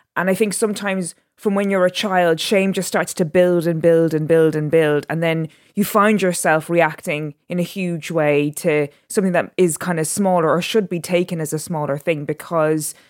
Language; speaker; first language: English; native; English